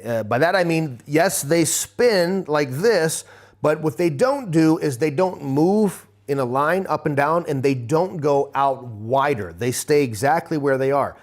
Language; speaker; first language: English; native; English